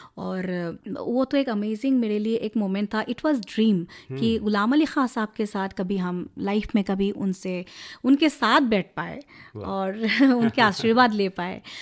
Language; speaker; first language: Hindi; non-native, local second language; Assamese